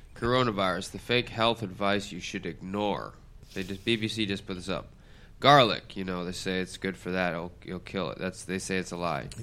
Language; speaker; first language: English; native; English